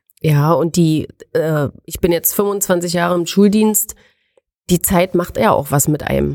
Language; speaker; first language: German; native; German